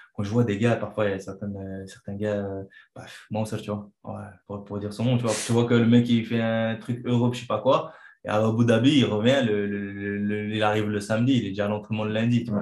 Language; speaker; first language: French; non-native, fluent; Chechen